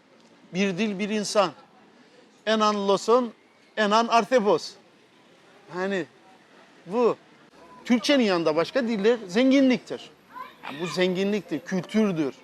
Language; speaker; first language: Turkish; non-native, local second language; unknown